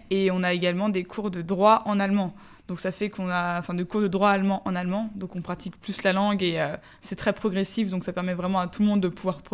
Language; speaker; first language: French; native; French